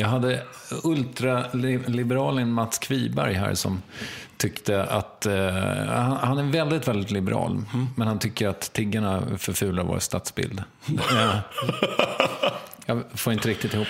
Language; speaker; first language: Swedish; native; Swedish